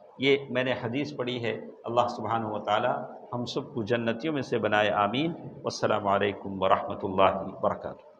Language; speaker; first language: Urdu; native; Urdu